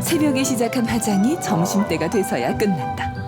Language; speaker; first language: Korean; native; Korean